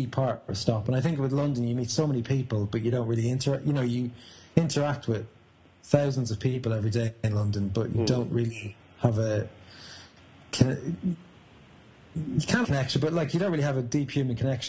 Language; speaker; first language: English; native; English